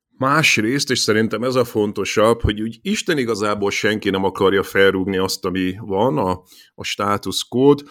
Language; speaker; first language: Hungarian; native; Hungarian